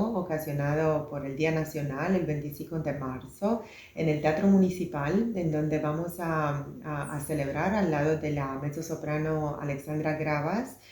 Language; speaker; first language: Spanish; non-native, fluent; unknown